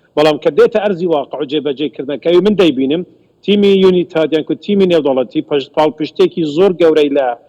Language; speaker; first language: Central Kurdish; non-native, local second language; Kurdish